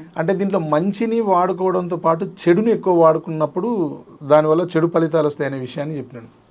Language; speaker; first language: Telugu; native; Telugu